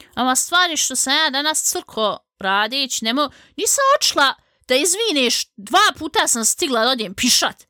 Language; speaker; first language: Bosnian; native; Bosnian